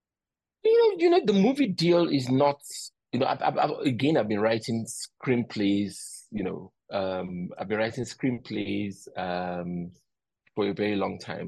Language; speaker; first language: English; non-native, local second language; Yoruba